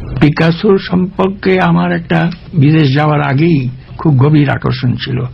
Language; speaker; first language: Bangla; native; Bangla